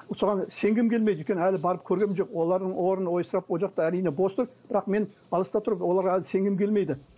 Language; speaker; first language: Kazakh; early bilingual, heritage; Kazakh